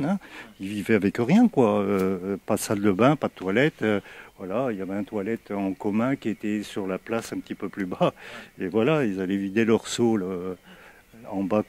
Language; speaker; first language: French; native; French